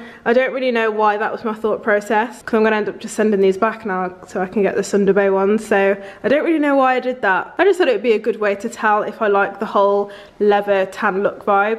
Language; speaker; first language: English; native; English